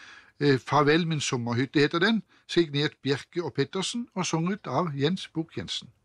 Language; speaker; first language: Norwegian; native; Norwegian